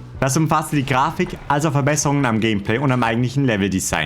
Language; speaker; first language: German; native; German